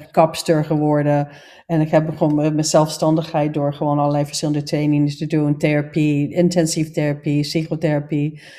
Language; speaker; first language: Dutch; non-native, fluent; English